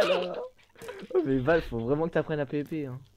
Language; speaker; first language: French; native; French